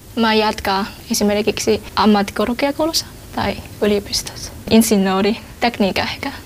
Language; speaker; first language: Finnish; non-native, learner; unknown